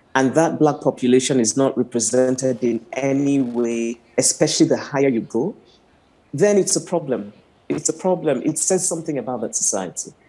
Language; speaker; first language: English; non-native, local second language; Igbo